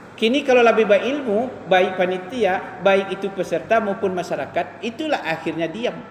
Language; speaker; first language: Malay; non-native, local second language; Minangkabau